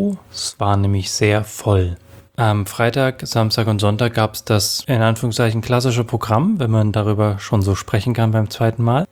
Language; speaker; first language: German; native; German